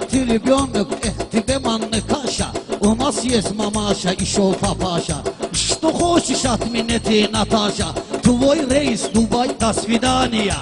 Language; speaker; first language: Russian; non-native, learner; Talysh